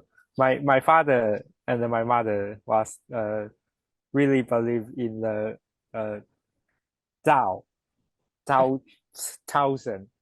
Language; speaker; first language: English; non-native, learner; Chinese